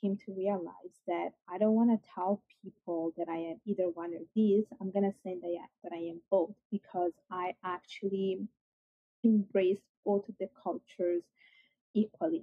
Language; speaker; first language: English; non-native, fluent; Italian